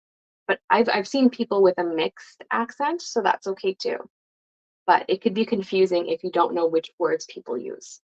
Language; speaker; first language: English; non-native, fluent; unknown